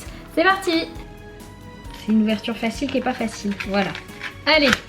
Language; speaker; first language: French; native; French